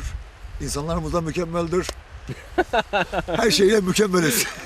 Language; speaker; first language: Turkish; native; Turkish